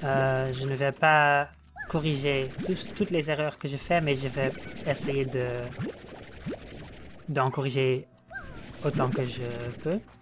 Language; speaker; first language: French; non-native, learner; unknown